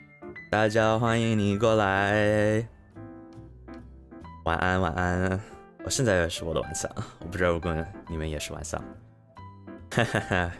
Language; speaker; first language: Chinese; non-native, learner; English